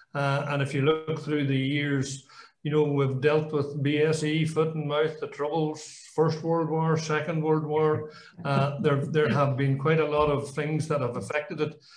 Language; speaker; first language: English; native; English